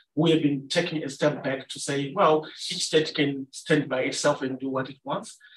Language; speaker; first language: English; non-native, local second language; Shona